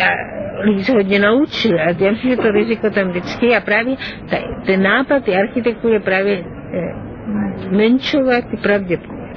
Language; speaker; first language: Czech; non-native, fluent; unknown